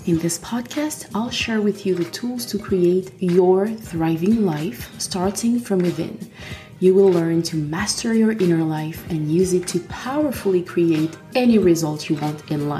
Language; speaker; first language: English; non-native, fluent; French